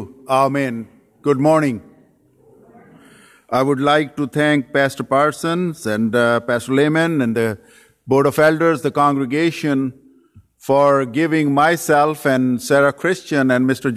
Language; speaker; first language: English; non-native, local second language; Urdu